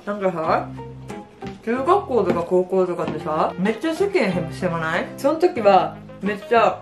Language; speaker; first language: Japanese; native; Japanese